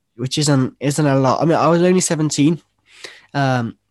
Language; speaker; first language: English; native; English